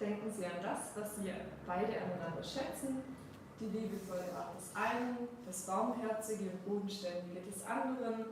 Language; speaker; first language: German; native; German